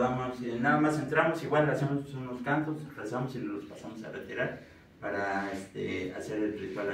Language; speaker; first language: Spanish; native; Spanish